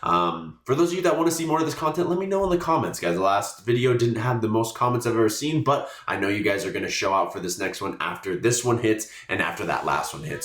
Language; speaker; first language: English; native; English